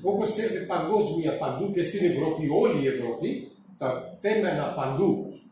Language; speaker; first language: Greek; non-native, fluent; Urdu